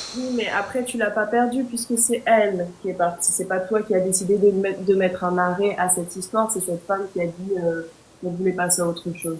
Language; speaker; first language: French; non-native, local second language; Haitian Creole